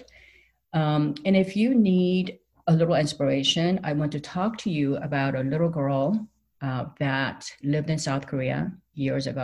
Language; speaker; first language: English; non-native, fluent; Korean